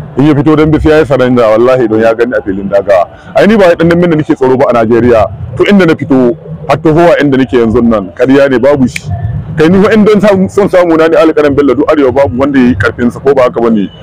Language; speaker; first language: Hausa; non-native, local second language; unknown